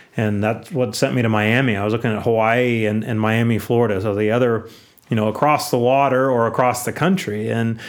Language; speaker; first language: English; native; English